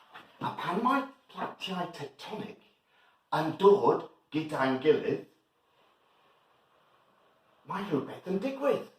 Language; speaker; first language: Welsh; non-native, learner; English